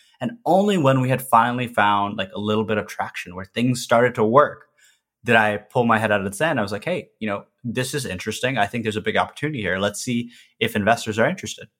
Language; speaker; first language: English; early bilingual, other home language; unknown